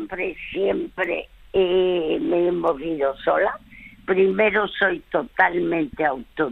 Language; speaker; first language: Spanish; early bilingual, other home language; French